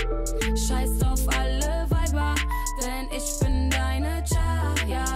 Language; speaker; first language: German; native; German